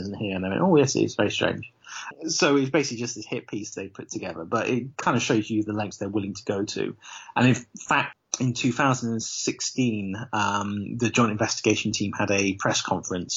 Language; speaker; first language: English; native; English